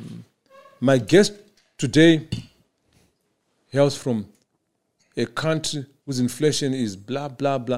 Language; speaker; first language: English; non-native, local second language; Shona